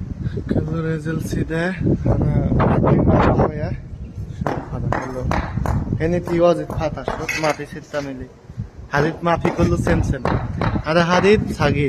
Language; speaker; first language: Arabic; non-native, learner; Hindi